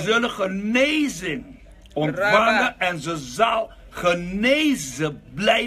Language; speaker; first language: Dutch; non-native, local second language; Papiamento